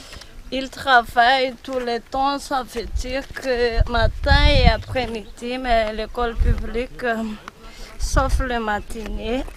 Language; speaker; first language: French; non-native, local second language; Malagasy